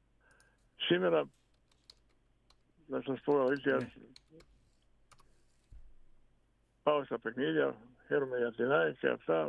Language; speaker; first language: Greek; non-native, fluent; Bosnian